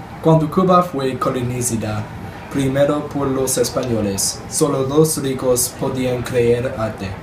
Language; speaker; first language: Spanish; non-native, learner; English